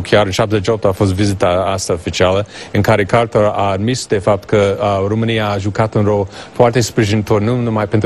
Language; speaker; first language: Romanian; non-native, learner; English